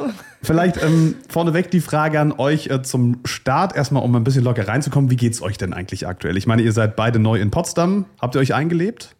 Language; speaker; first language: German; native; German